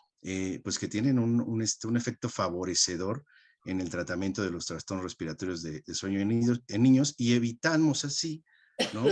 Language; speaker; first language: Spanish; native; Spanish